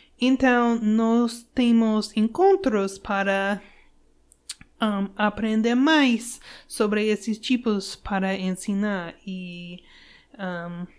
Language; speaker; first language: Portuguese; non-native, learner; English